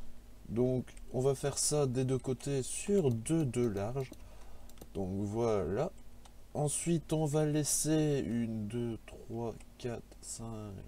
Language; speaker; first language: French; native; French